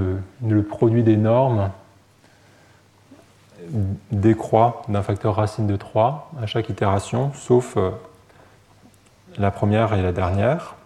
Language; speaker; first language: French; native; French